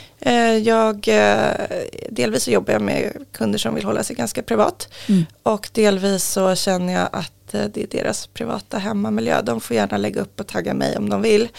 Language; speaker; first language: Swedish; native; Swedish